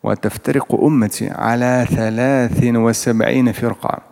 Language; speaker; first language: Arabic; non-native, fluent; Russian